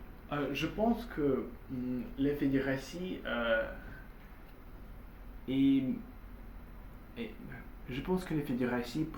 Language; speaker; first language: French; non-native, learner; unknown